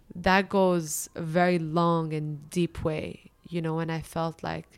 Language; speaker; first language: English; early bilingual, other home language; Arabic